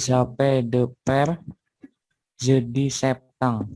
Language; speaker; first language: French; non-native, learner; Indonesian